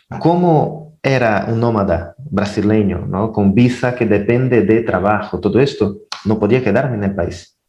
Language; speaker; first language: Spanish; non-native, fluent; Portuguese